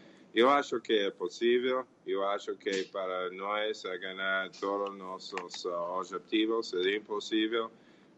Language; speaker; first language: Portuguese; non-native, fluent; English